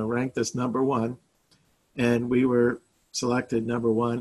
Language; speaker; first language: English; native; English